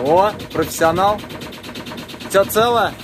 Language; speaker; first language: Russian; native; Russian